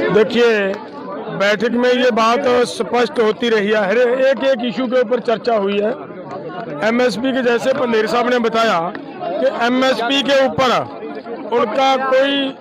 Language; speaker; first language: Hindi; non-native, local second language; Punjabi